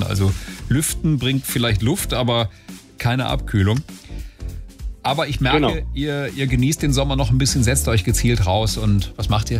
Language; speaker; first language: German; native; German